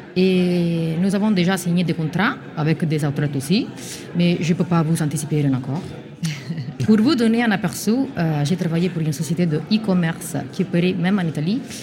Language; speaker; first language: French; non-native, fluent; Italian